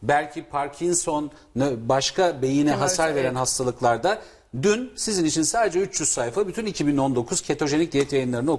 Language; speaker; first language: Turkish; native; Turkish